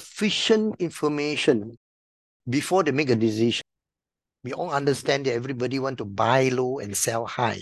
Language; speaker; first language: English; non-native, local second language; Min Nan Chinese